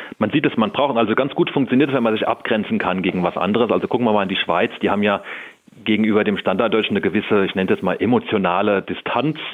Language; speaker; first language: German; native; German